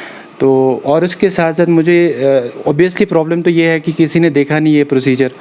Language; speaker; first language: Hindi; non-native, local second language; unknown